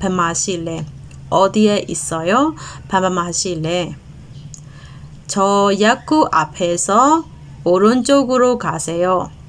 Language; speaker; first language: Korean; non-native, fluent; Burmese